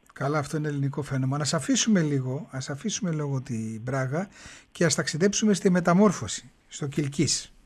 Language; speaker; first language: Greek; native; Greek